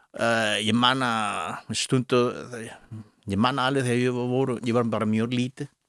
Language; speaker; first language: Icelandic; non-native, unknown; Spanish